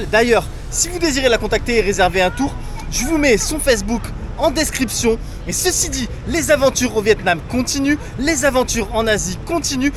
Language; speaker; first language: French; native; French